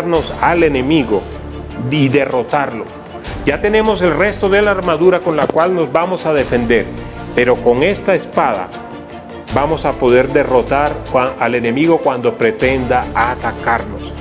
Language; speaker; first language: Spanish; native; Spanish